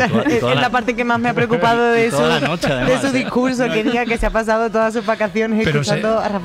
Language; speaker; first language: Spanish; native; Spanish